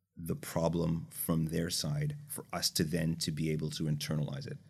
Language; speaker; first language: English; native; English